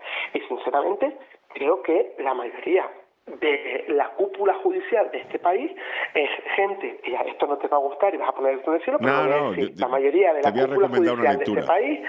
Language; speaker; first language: Spanish; native; Spanish